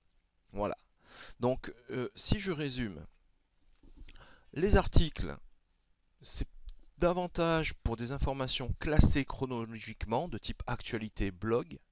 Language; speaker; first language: French; native; French